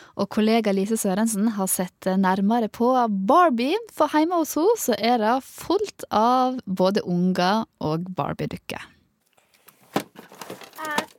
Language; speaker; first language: Norwegian; native; Norwegian